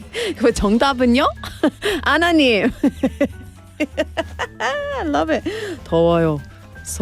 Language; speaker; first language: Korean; non-native, learner; English